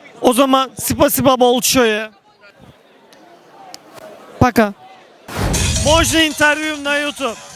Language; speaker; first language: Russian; non-native, learner; Turkish